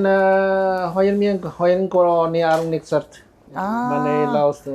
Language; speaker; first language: Mongolian; non-native, learner; Lao